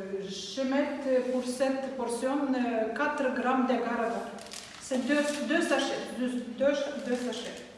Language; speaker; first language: French; non-native, learner; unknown